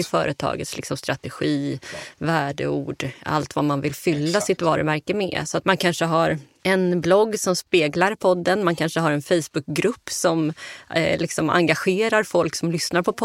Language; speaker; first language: Swedish; native; Swedish